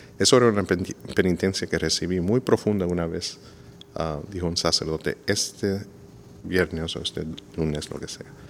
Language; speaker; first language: Spanish; non-native, fluent; English